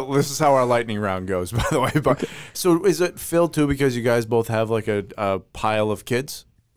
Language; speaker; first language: English; native; English